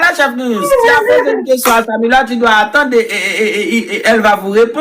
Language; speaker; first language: French; non-native, local second language; Haitian Creole